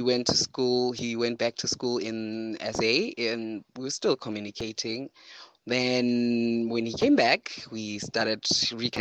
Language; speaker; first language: English; non-native, local second language; Southern Sotho